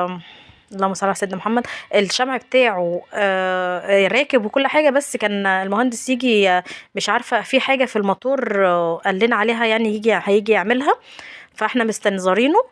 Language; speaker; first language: Arabic; native; Arabic